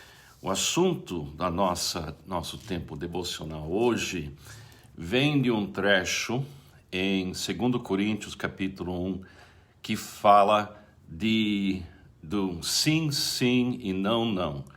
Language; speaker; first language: Portuguese; non-native, fluent; English